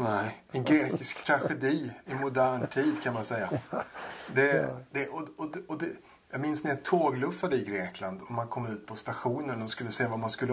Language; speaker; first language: Swedish; native; Swedish